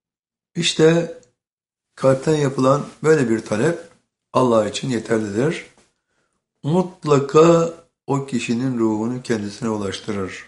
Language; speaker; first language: Turkish; native; Turkish